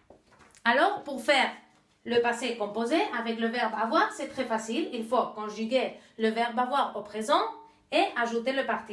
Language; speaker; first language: French; non-native, fluent; Basque